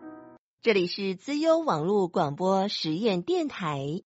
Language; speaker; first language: Chinese; native; Chinese